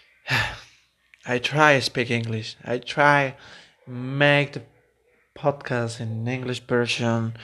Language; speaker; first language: English; non-native, learner; Spanish